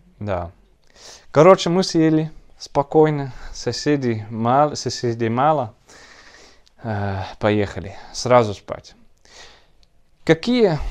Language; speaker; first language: Russian; non-native, learner; Dutch